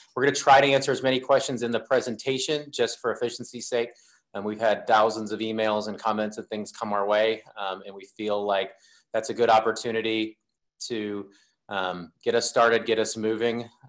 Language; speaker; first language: English; native; English